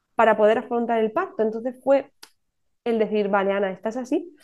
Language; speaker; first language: Spanish; native; Spanish